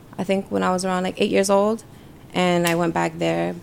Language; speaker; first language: English; early bilingual, other home language; Spanish